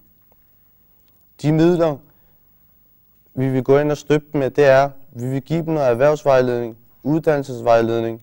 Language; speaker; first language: Danish; early bilingual, other home language; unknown